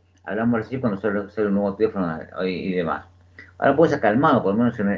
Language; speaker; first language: Spanish; native; Spanish